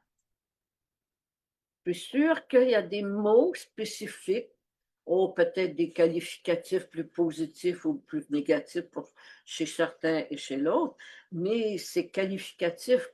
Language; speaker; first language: French; native; French